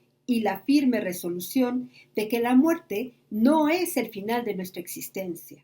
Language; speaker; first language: Spanish; native; Spanish